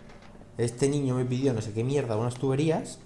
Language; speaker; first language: Spanish; native; Spanish